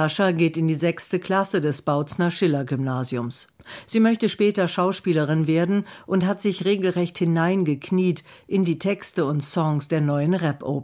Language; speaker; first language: German; native; German